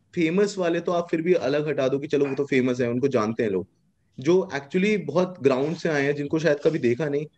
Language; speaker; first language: Hindi; native; Hindi